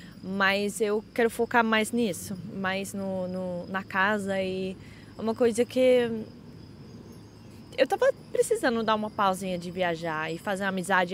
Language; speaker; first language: Portuguese; non-native, fluent; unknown